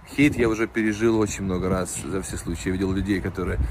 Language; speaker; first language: Ukrainian; native; Ukrainian